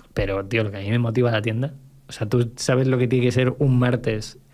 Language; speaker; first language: Spanish; native; Spanish